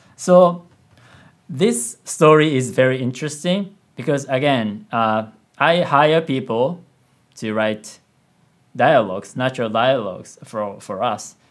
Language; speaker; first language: English; non-native, fluent; Japanese